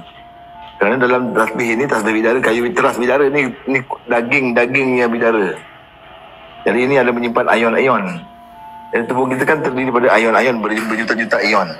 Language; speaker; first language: Malay; native; Malay